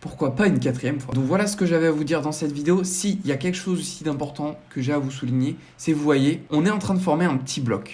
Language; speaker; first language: French; native; French